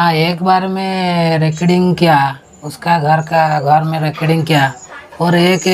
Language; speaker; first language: Hindi; non-native, local second language; Odia